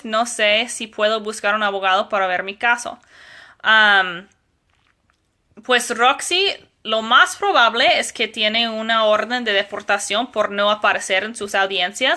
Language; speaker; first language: Spanish; non-native, fluent; English